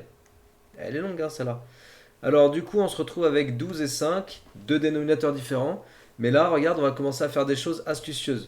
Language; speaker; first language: French; native; French